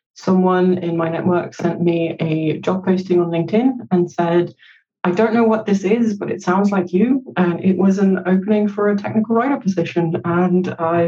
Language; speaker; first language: English; non-native, fluent; Danish